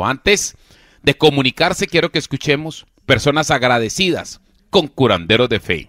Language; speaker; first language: Spanish; native; Spanish